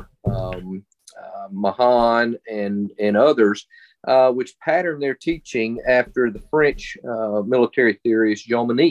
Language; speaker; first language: English; native; English